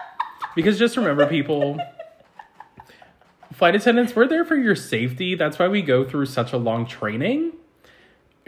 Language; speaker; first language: English; native; English